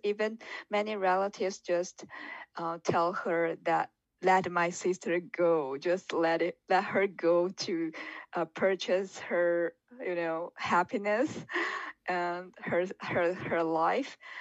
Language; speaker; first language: English; non-native, fluent; Chinese